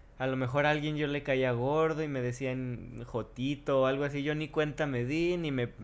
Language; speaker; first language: Spanish; native; Spanish